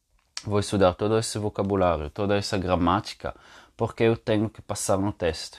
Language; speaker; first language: Portuguese; non-native, fluent; Italian